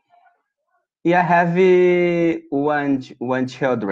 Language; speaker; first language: English; non-native, learner; Portuguese